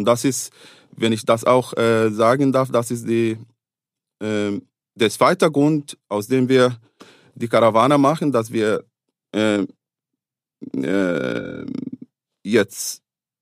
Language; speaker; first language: German; non-native, fluent; Arabic